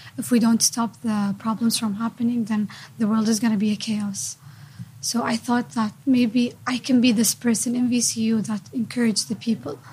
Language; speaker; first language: English; non-native, fluent; Arabic